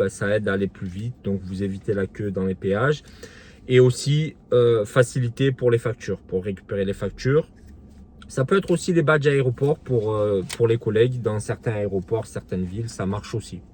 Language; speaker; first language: French; native; French